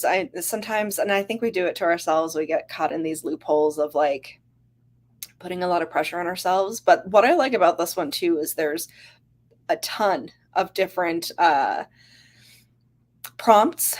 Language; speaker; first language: English; native; English